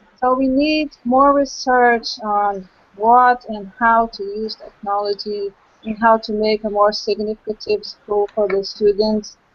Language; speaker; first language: English; non-native, local second language; Portuguese